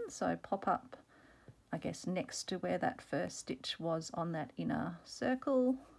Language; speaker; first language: English; native; English